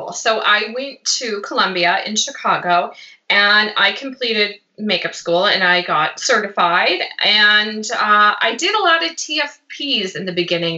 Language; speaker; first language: English; native; English